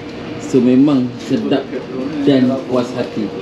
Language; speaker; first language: Malay; native; Malay